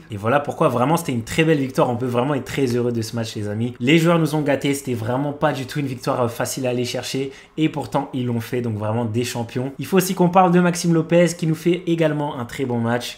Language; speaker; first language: French; native; French